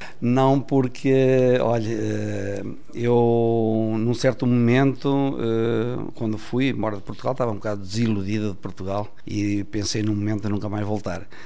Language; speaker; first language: Portuguese; native; Portuguese